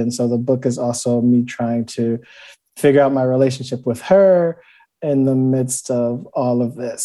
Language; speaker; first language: English; native; English